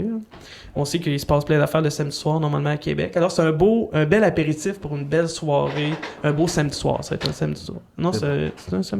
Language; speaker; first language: French; native; French